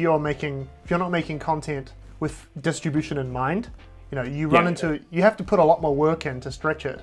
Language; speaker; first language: English; native; English